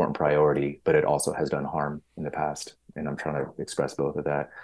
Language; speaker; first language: English; native; English